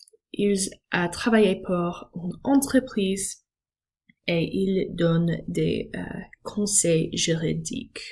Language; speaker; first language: French; non-native, learner; English